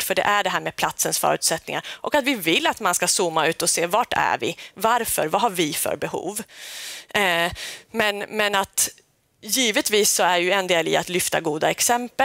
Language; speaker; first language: Swedish; native; Swedish